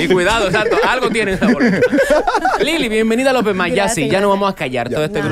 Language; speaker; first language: Spanish; native; Spanish